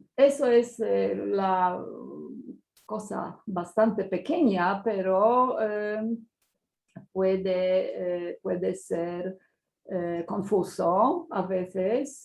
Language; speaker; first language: Spanish; non-native, fluent; Polish